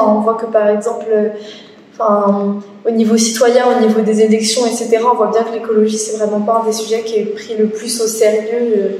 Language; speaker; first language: French; native; French